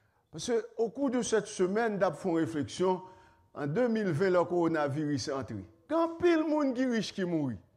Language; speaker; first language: French; native; French